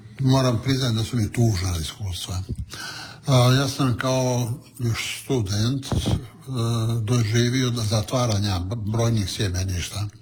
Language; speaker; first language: Croatian; non-native, local second language; Italian